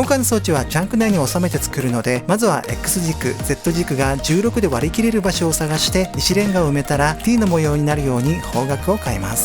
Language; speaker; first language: Japanese; native; Japanese